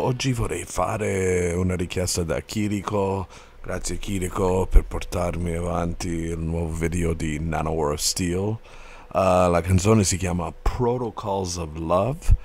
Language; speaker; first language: Italian; non-native, learner; English